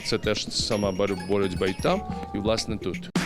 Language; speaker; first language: Ukrainian; non-native, learner; Georgian